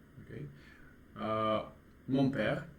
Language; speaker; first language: French; non-native, learner; Russian